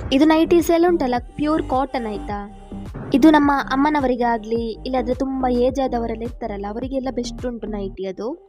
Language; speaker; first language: Kannada; native; Kannada